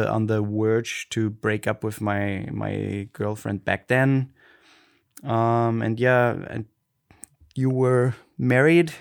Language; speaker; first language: English; non-native, fluent; German